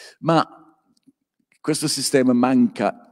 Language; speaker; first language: Italian; non-native, learner; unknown